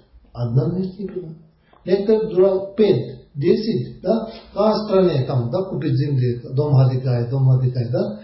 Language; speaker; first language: Russian; non-native, learner; Tibetan